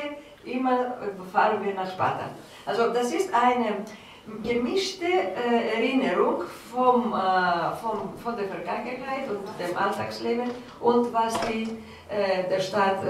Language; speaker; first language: German; non-native, fluent; Greek